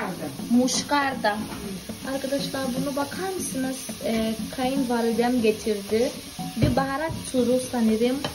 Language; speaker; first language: Turkish; non-native, fluent; Portuguese